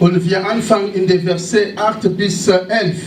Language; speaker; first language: German; non-native, learner; French